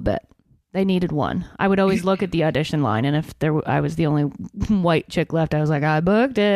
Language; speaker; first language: English; native; English